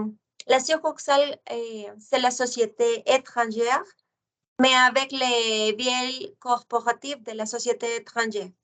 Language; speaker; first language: French; non-native, fluent; Spanish